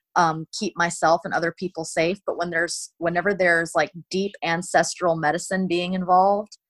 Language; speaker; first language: English; native; English